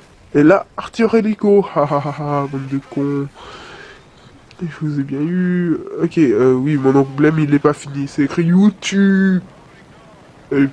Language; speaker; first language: French; native; French